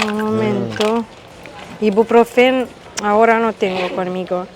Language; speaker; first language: Spanish; non-native, learner; Romanian